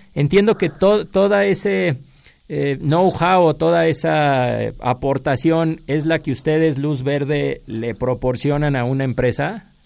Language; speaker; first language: Spanish; native; Spanish